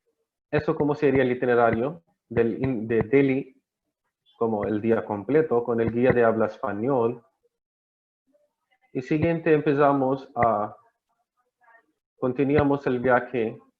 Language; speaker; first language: Spanish; non-native, learner; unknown